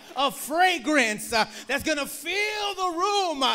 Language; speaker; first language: English; early bilingual, other home language; Spanish